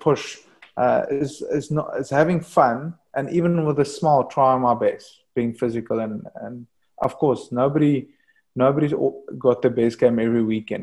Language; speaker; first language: English; non-native, local second language; Afrikaans